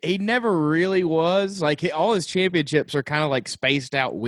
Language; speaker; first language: English; native; English